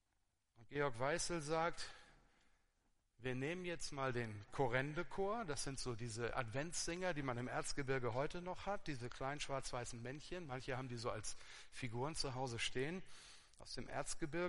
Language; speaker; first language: German; native; German